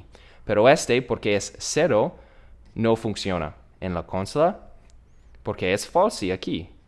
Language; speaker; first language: Spanish; non-native, learner; English